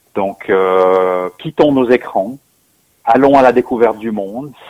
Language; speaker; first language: French; native; French